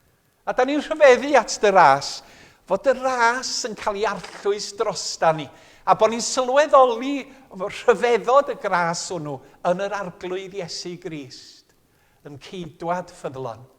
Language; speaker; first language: Welsh; native; Welsh